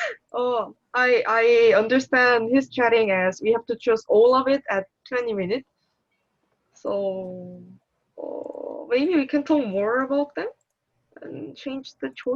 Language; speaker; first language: English; non-native, learner; Korean